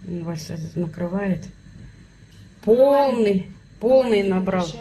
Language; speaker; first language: Russian; native; Russian